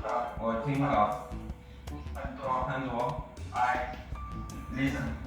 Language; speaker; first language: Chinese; non-native, learner; Spanish